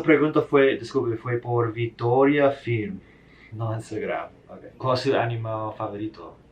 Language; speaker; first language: Portuguese; non-native, learner; English